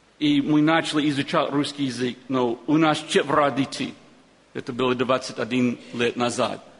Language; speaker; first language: Russian; non-native, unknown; English